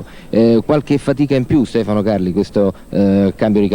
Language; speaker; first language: Italian; native; Italian